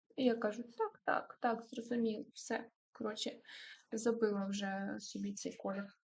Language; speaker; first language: Ukrainian; non-native, local second language; Russian